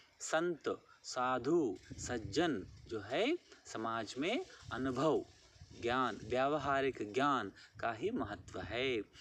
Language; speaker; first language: Hindi; non-native, local second language; Telugu